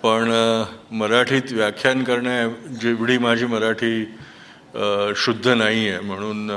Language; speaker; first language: Marathi; non-native, local second language; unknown